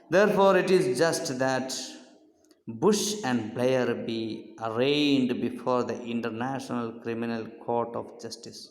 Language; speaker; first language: English; non-native, local second language; Malayalam